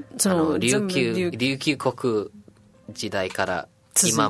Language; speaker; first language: Japanese; non-native, learner; English